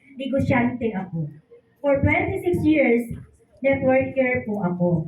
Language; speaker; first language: Filipino; non-native, local second language; Hiligaynon